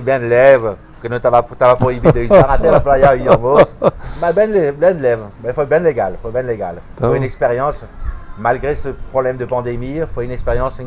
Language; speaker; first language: Portuguese; non-native, fluent; French